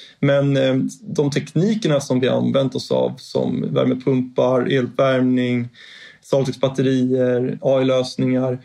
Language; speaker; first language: Swedish; native; Swedish